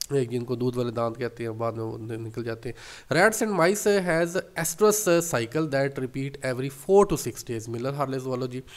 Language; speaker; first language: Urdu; non-native, local second language; Punjabi